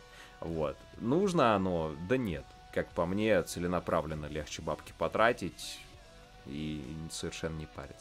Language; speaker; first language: Russian; native; Russian